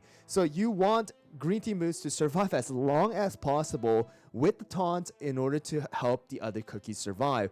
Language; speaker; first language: English; native; English